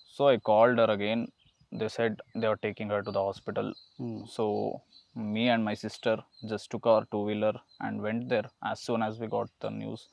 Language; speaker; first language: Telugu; non-native, learner; Kannada